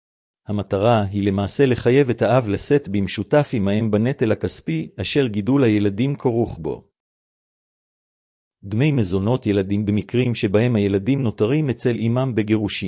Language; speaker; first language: Hebrew; native; Hebrew